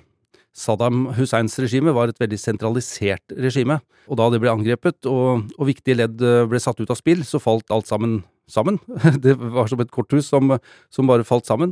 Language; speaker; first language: Norwegian; native; Norwegian